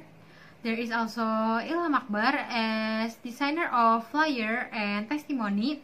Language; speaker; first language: English; non-native, learner; Indonesian